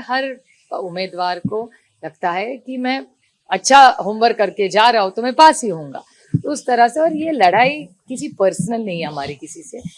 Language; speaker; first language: Hindi; non-native, local second language; Marathi